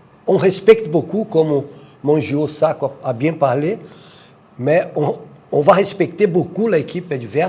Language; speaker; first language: French; non-native, fluent; Portuguese